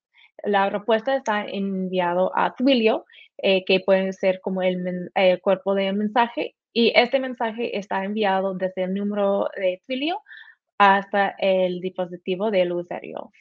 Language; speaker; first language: Spanish; early bilingual, heritage; Spanish